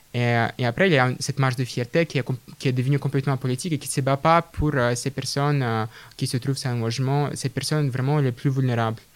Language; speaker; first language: French; non-native, fluent; Russian